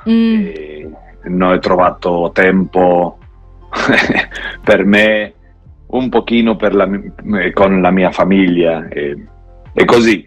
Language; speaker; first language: Italian; non-native, fluent; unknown